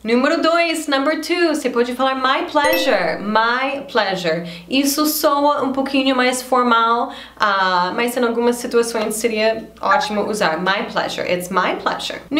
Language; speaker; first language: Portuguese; non-native, fluent; English